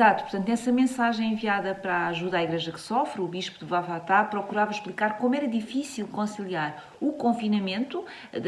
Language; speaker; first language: Portuguese; native; Portuguese